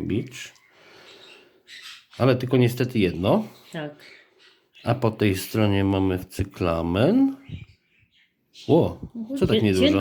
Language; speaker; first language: Polish; native; Polish